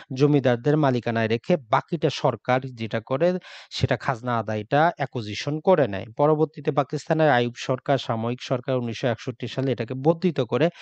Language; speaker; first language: Bangla; native; Bangla